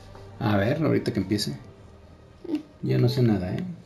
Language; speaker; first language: Spanish; native; Spanish